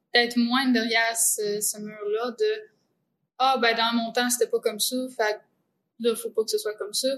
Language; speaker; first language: French; native; French